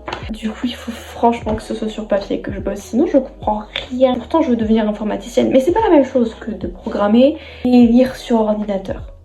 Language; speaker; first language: French; native; French